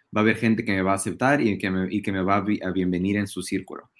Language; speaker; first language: English; non-native, fluent; Spanish